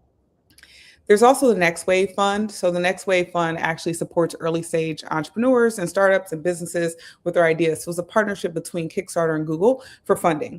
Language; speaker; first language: English; native; English